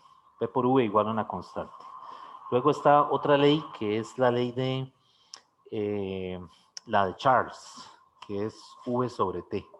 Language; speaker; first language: Spanish; native; Spanish